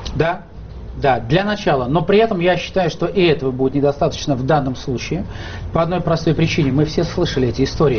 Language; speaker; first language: Russian; native; Russian